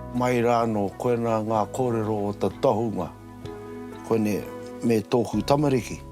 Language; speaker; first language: Māori; native; Māori